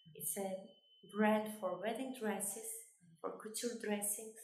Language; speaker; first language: English; non-native, fluent; Albanian